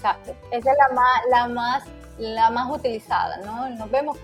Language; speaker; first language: Spanish; native; Spanish